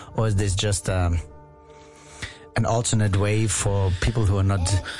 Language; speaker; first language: English; non-native, fluent; German